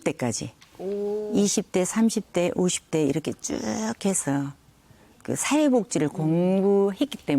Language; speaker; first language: Korean; native; Korean